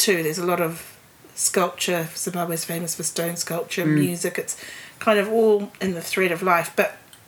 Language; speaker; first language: English; native; English